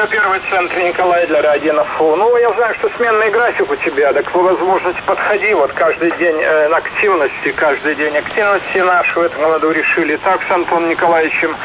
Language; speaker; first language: Russian; native; Russian